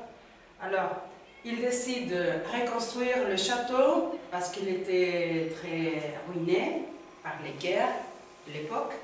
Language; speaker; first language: French; non-native, learner; Spanish